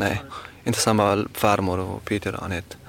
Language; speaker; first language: Swedish; non-native, learner; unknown